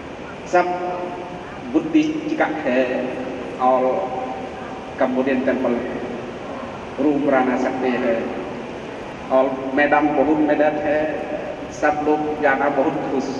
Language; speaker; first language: Hindi; non-native, learner; Khmer